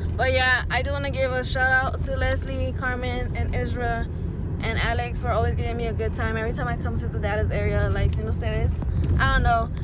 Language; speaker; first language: English; early bilingual, other home language; Spanish